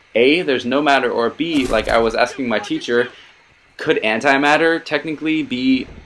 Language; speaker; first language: English; early bilingual, other home language; German